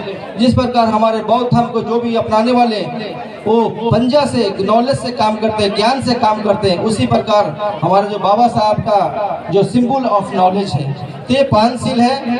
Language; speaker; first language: Hindi; native; Hindi